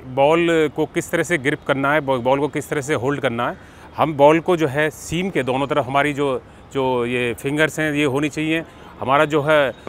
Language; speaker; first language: Hindi; native; Hindi